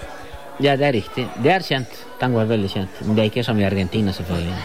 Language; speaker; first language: Norwegian; non-native, fluent; Spanish